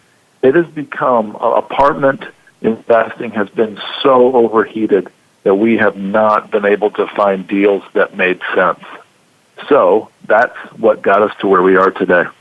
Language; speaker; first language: English; native; English